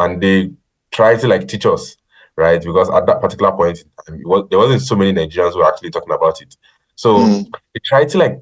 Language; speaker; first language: English; non-native, local second language; Yoruba